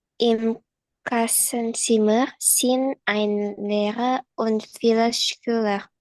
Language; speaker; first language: German; non-native, learner; Indonesian